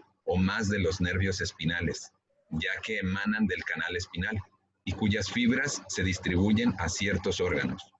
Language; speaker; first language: Spanish; native; Spanish